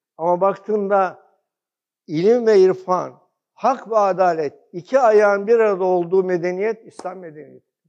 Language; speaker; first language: Turkish; early bilingual, heritage; Turkish